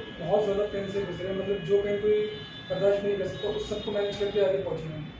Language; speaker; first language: Hindi; native; Hindi